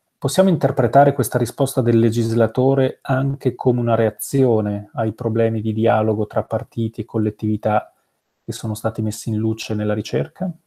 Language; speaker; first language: Italian; native; Italian